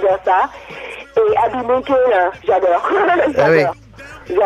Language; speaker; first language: French; non-native, learner; English